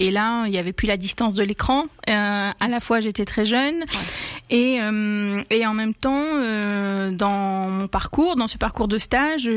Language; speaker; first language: French; native; French